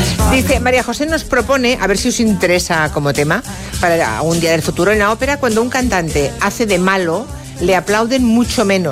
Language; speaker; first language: Spanish; native; Spanish